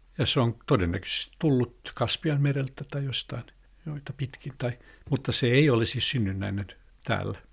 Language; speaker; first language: Finnish; non-native, local second language; Swedish